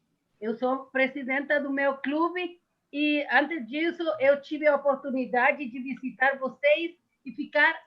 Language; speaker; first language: Portuguese; non-native, fluent; Spanish